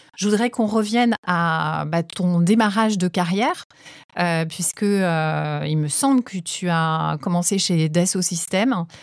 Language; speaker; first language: French; native; French